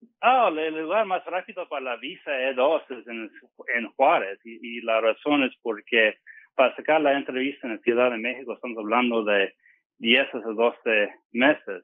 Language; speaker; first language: Spanish; non-native, fluent; English